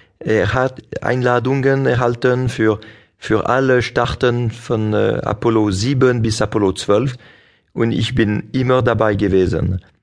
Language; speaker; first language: German; non-native, local second language; French